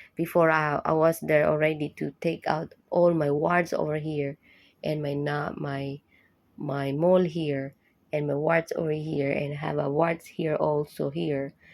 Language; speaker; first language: English; non-native, local second language; Filipino